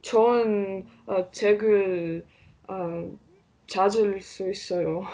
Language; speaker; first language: Korean; non-native, learner; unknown